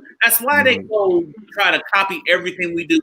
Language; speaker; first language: English; native; English